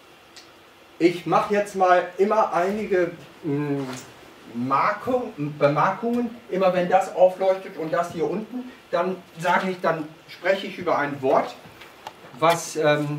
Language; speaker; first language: German; native; German